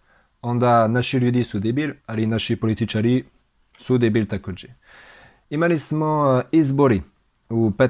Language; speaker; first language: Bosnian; non-native, learner; French